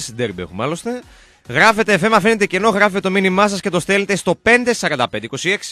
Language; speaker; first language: Greek; native; Greek